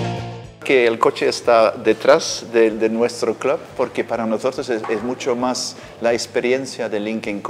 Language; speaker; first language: Spanish; non-native, fluent; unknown